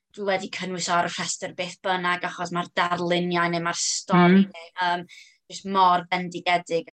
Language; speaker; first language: Welsh; non-native, local second language; English